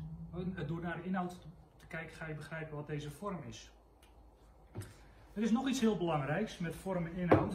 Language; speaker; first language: Dutch; native; Dutch